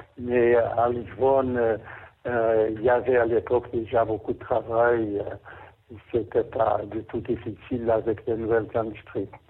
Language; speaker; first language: French; non-native, fluent; Portuguese